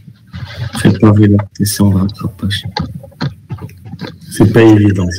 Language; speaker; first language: French; non-native, local second language; Arabic